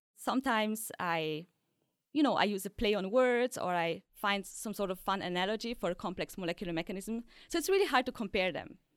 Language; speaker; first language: English; early bilingual, other home language; Polish